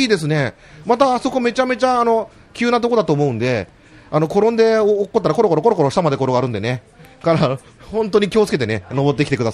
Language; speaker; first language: Japanese; native; Japanese